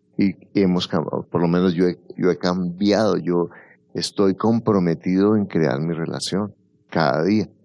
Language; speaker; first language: Spanish; native; Spanish